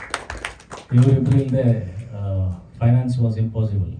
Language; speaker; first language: Kannada; native; Kannada